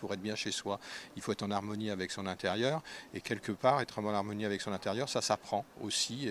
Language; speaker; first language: French; native; French